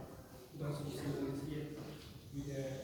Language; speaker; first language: German; non-native, learner; Tibetan